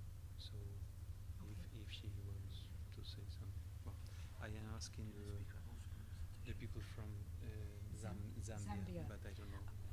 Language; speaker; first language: English; non-native, fluent; Spanish